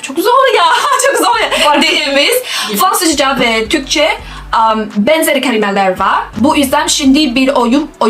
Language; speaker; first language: Turkish; non-native, learner; Chinese